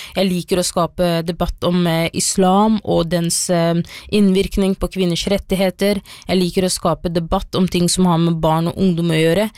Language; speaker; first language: Norwegian; early bilingual, other home language; Somali